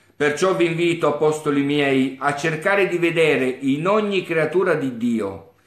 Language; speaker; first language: Italian; native; Italian